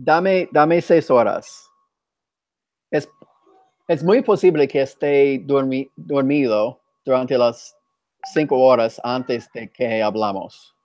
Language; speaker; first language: Spanish; non-native, fluent; English